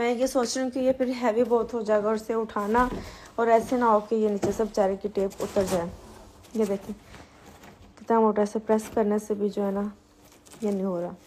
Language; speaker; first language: Urdu; native; Urdu